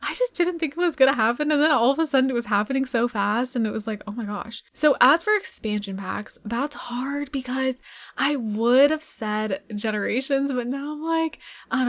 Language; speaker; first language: English; native; English